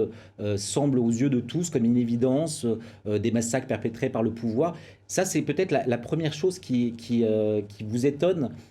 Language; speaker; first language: French; native; French